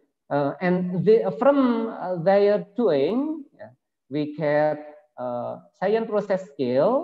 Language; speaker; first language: English; non-native, learner; Indonesian